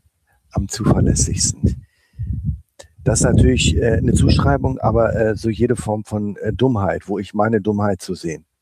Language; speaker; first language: German; native; German